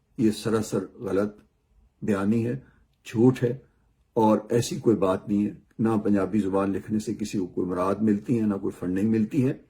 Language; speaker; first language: Urdu; non-native, local second language; Punjabi